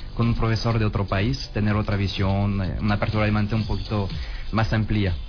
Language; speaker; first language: Spanish; non-native, fluent; French